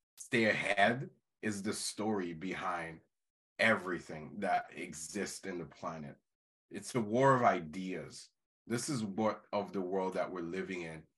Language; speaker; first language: English; non-native, fluent; Haitian Creole